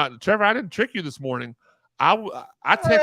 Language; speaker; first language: English; native; English